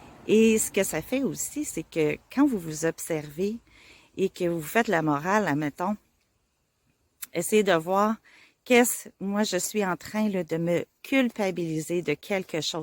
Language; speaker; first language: French; native; French